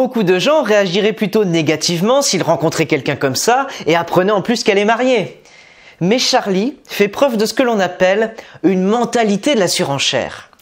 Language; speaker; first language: French; native; French